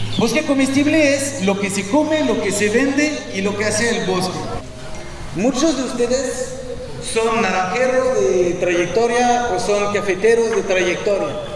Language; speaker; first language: Spanish; non-native, fluent; French